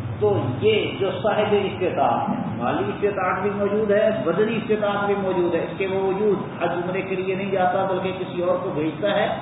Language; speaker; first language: Urdu; non-native, local second language; Punjabi